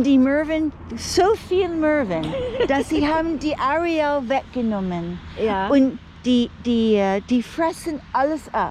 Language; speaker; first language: German; non-native, learner; English